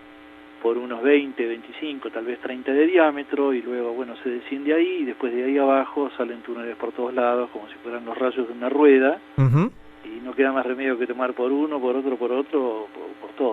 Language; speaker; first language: Spanish; native; Spanish